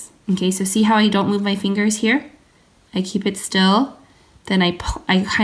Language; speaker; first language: English; native; English